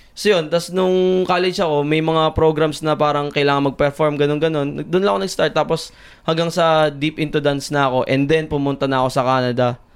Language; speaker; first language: Filipino; native; Filipino